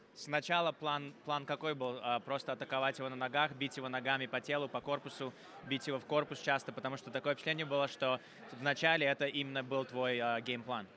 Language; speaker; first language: Russian; native; Russian